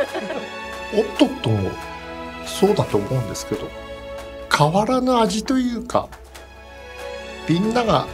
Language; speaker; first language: Japanese; native; Japanese